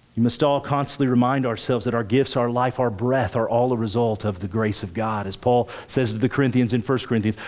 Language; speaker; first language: English; native; English